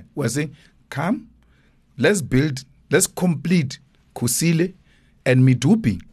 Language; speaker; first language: English; non-native, local second language; Northern Sotho